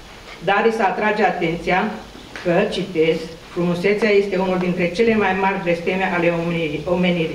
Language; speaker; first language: Romanian; native; Romanian